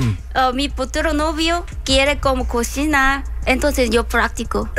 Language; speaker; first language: Spanish; non-native, learner; Korean